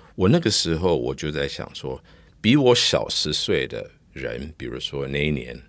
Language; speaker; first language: Chinese; non-native, fluent; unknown